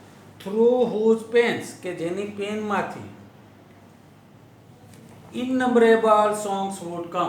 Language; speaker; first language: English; non-native, local second language; Gujarati